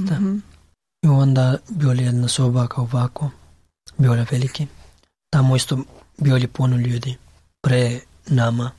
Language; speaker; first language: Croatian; non-native, learner; Pashto